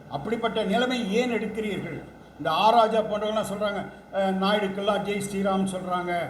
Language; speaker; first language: Tamil; non-native, local second language; Telugu